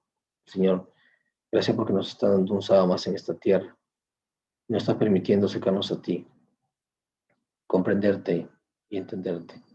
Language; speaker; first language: Spanish; native; Spanish